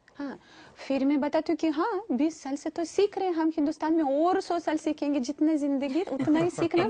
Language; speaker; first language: Hindi; non-native, fluent; Russian